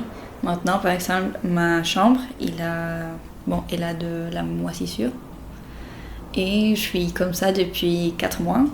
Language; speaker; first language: French; non-native, fluent; Spanish